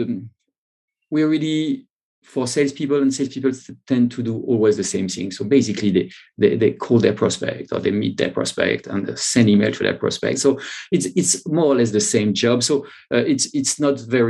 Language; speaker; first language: English; non-native, fluent; French